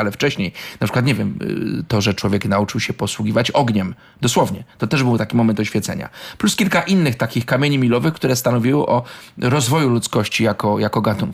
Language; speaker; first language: Polish; native; Polish